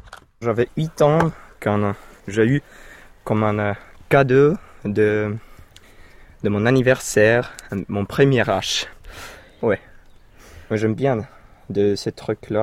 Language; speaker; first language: French; non-native, learner; Finnish